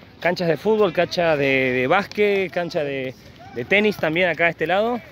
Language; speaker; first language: Spanish; native; Spanish